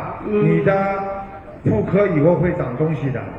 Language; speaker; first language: Chinese; native; Chinese